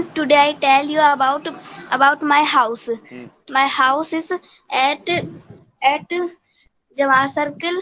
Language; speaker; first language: English; non-native, learner; Hindi